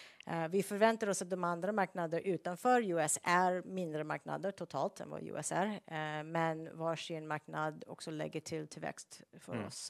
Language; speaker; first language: Swedish; non-native, fluent; English